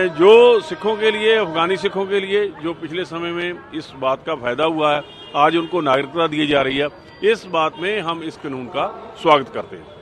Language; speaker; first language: Hindi; non-native, local second language; Punjabi